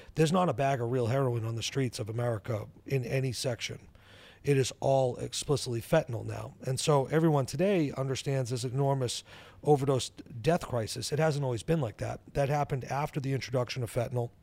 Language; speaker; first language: English; native; English